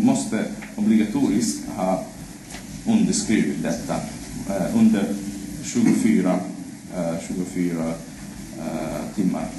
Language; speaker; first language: Swedish; non-native, fluent; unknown